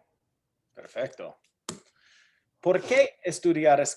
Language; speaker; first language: Spanish; non-native, fluent; English